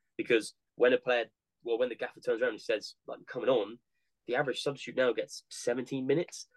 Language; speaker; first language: English; native; English